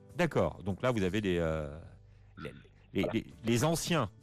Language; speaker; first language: French; native; French